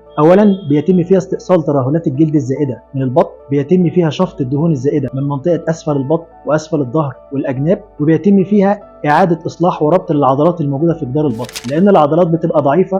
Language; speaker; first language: Arabic; native; Arabic